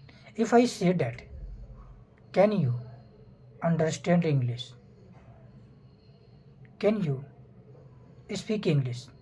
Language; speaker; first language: English; non-native, fluent; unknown